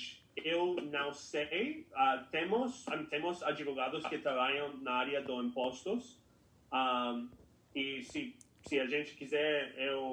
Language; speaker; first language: Portuguese; non-native, fluent; English